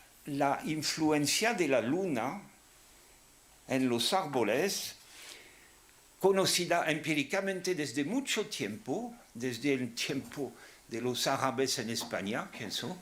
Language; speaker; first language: Spanish; non-native, fluent; French